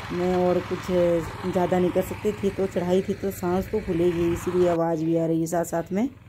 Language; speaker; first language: Hindi; native; Hindi